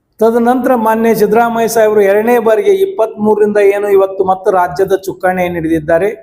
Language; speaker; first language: Kannada; native; Kannada